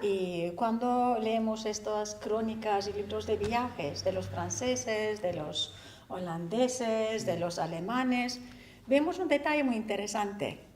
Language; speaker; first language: Spanish; non-native, fluent; Turkish